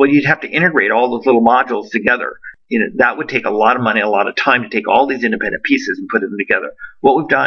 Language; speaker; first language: English; native; English